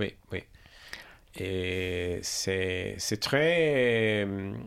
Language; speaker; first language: French; non-native, learner; English